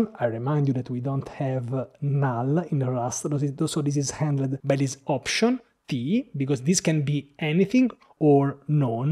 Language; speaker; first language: English; non-native, fluent; Italian